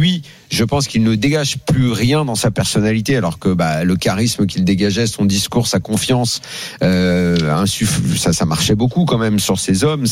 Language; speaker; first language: French; native; French